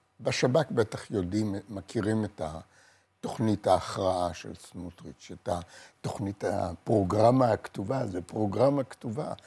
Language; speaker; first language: Hebrew; native; Hebrew